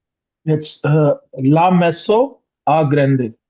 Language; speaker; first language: French; non-native, learner; Hindi